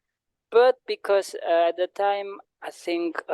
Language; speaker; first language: English; non-native, learner; Indonesian